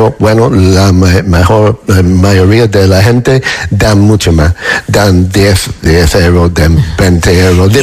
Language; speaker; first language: Spanish; non-native, fluent; English